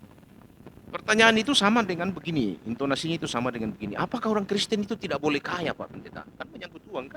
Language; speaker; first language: Indonesian; native; Indonesian